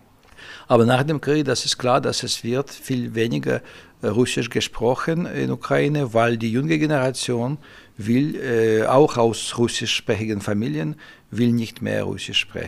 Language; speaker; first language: German; non-native, fluent; Russian